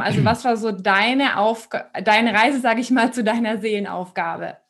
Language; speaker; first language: German; native; German